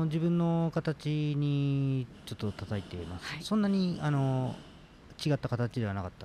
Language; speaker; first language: Japanese; native; Japanese